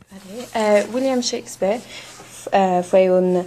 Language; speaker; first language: Spanish; non-native, learner; English